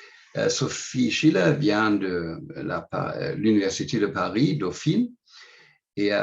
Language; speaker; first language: French; non-native, fluent; English